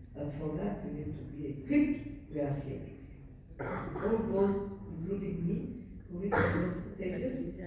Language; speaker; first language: English; non-native, local second language; Amharic